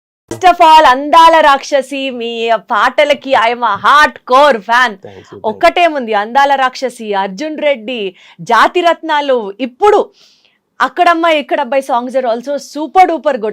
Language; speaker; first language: Telugu; native; Telugu